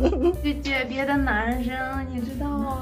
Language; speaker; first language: Chinese; non-native, learner; Russian